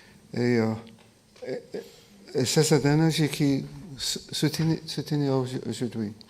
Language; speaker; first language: French; non-native, fluent; English